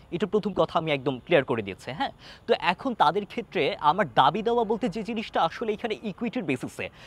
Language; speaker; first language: Bangla; non-native, local second language; Chakma